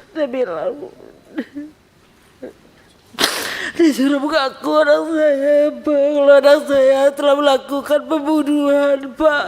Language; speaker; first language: Indonesian; non-native, local second language; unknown